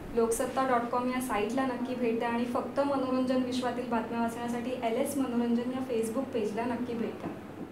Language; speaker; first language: Marathi; native; Marathi